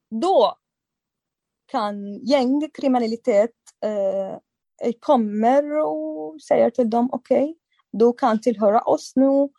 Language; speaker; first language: Swedish; non-native, fluent; Arabic